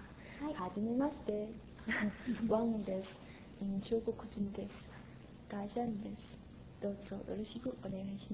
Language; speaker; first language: Japanese; non-native, learner; Chinese